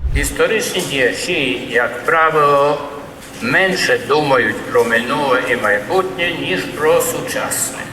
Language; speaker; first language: Ukrainian; non-native, local second language; Russian